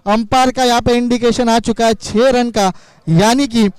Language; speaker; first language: Hindi; non-native, local second language; Marathi